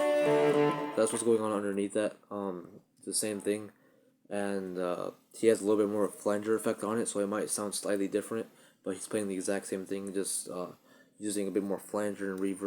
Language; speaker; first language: English; native; English